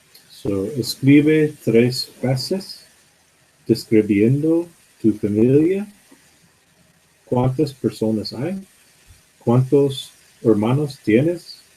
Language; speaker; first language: Spanish; non-native, learner; English